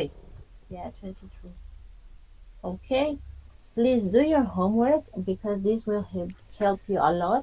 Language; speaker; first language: English; non-native, fluent; Spanish